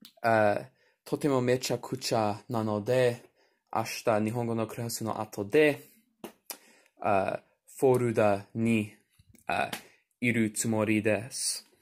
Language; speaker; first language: Japanese; non-native, learner; English